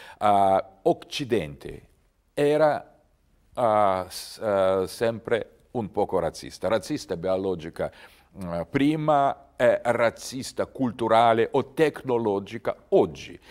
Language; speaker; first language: Italian; non-native, learner; Russian